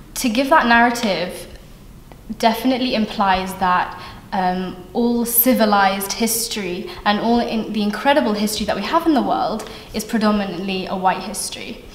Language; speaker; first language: English; native; English